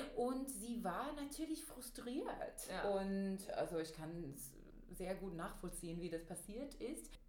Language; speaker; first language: German; non-native, fluent; English